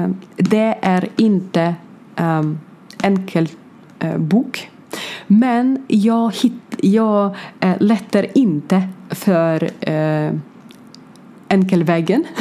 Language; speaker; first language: Swedish; non-native, learner; Ukrainian